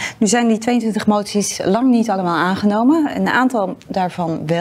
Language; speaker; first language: Dutch; native; Dutch